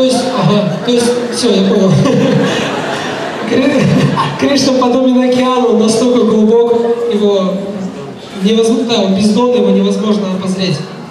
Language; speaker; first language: Russian; native; Russian